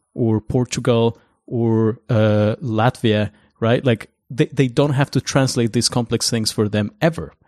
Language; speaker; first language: English; non-native, fluent; Spanish